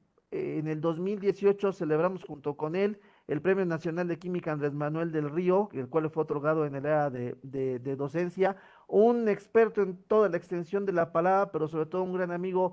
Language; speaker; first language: Spanish; native; Spanish